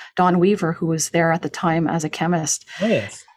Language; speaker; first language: English; native; English